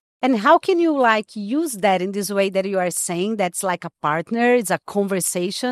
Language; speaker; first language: English; non-native, fluent; Portuguese